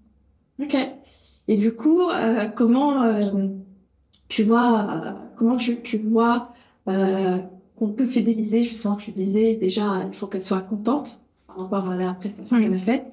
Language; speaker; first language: French; native; French